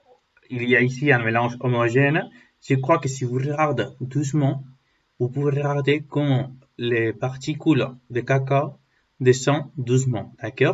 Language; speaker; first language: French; non-native, learner; Spanish